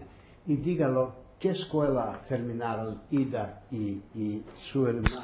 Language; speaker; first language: Spanish; early bilingual, heritage; Ladino